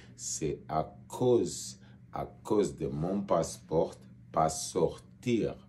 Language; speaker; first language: French; non-native, learner; Portuguese